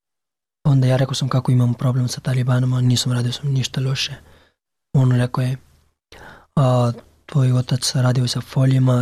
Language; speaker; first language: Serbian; non-native, learner; Pashto